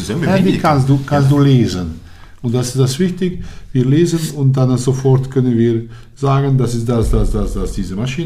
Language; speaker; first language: German; non-native, learner; Hungarian